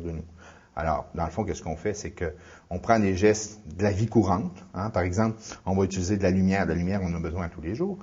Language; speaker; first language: French; native; French